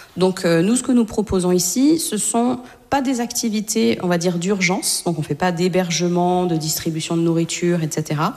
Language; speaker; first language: French; native; French